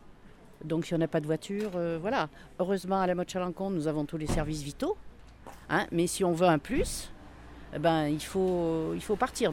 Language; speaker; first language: French; native; French